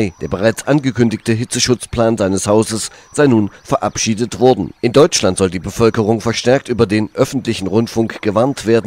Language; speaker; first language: German; native; German